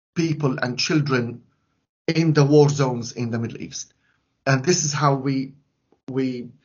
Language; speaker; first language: English; non-native, fluent; Arabic